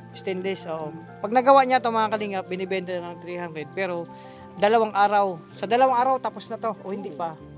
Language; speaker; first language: Filipino; non-native, local second language; Cebuano